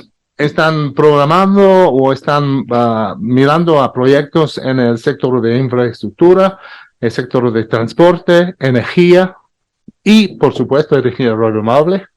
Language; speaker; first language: Spanish; non-native, fluent; English